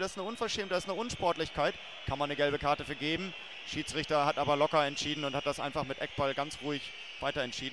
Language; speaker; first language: German; native; German